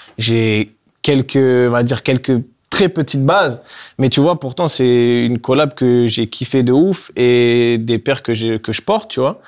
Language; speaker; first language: French; native; French